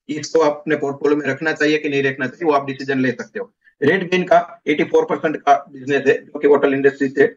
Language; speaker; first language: Hindi; non-native, local second language; Gujarati